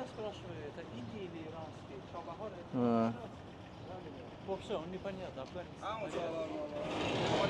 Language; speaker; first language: Russian; non-native, fluent; Persian